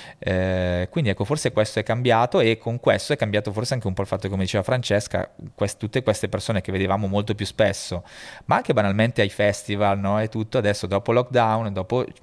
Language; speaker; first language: Italian; native; Italian